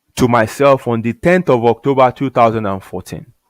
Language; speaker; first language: English; non-native, local second language; Yoruba